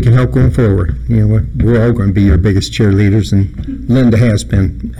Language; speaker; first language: English; native; English